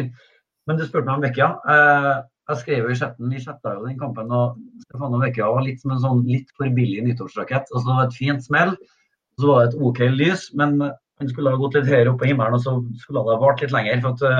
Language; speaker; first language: Norwegian; native; Norwegian